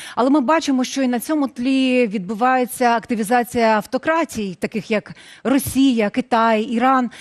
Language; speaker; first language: Ukrainian; native; Ukrainian